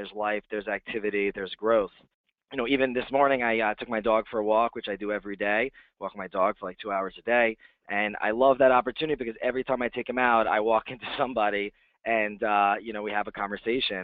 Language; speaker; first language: English; native; English